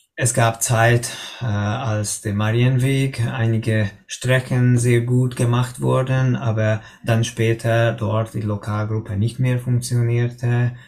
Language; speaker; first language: German; non-native, learner; Hungarian